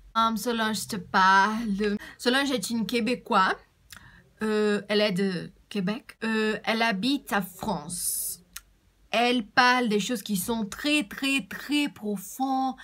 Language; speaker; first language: French; non-native, learner; Portuguese